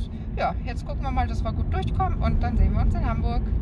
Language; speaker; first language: German; native; German